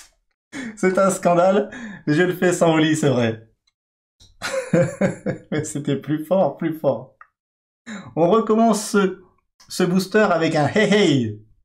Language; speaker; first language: French; native; French